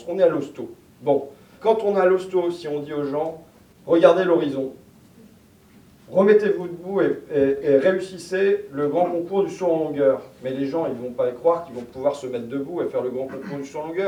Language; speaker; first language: French; native; French